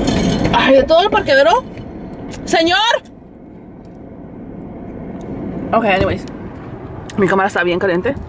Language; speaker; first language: Spanish; early bilingual, heritage; Spanish